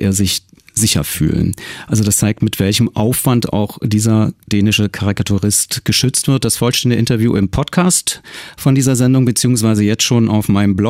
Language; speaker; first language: German; native; German